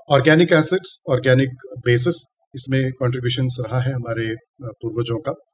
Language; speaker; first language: Hindi; non-native, local second language; Tamil